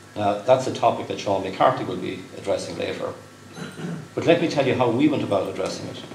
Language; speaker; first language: English; native; English